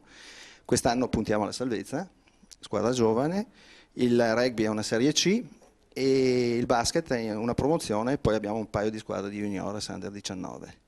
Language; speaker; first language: Italian; native; Italian